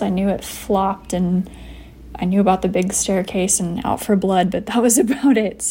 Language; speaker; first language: English; native; English